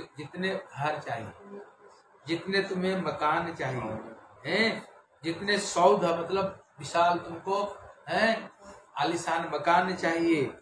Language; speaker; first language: Hindi; non-native, local second language; Bangla